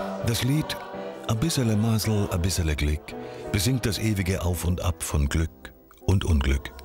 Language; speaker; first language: German; native; German